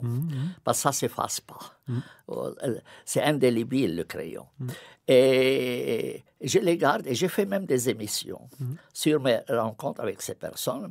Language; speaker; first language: French; non-native, fluent; Arabic